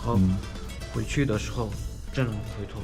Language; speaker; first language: Chinese; non-native, fluent; Turkmen